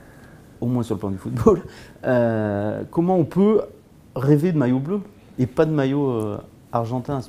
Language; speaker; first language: French; native; French